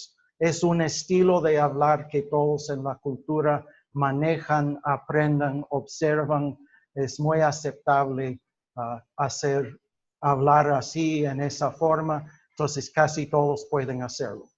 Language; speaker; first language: Spanish; non-native, fluent; English